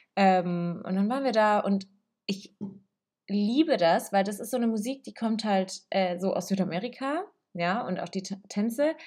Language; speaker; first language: German; early bilingual, other home language; Italian